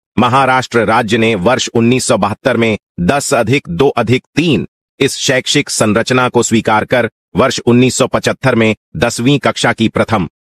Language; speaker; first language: Hindi; non-native, local second language; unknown